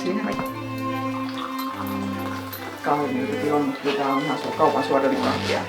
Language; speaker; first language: Finnish; native; Finnish